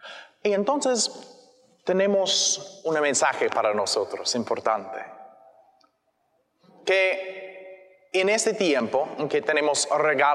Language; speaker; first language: Spanish; non-native, learner; English